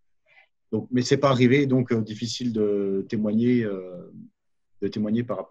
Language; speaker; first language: French; native; French